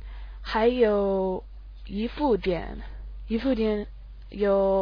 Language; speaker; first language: Chinese; non-native, learner; English